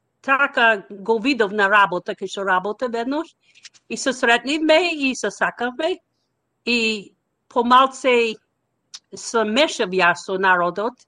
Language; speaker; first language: Macedonian; non-native, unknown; English